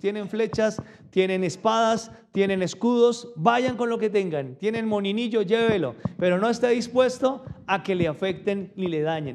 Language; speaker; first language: Spanish; native; Spanish